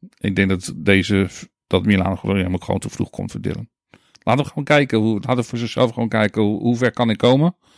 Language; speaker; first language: Dutch; native; Dutch